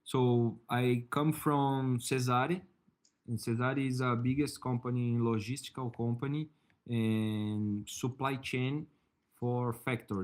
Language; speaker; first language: English; non-native, learner; Portuguese